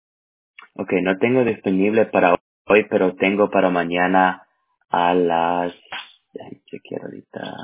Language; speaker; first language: Spanish; early bilingual, heritage; Spanish